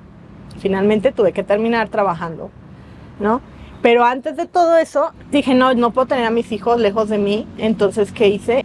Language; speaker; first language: Spanish; native; Spanish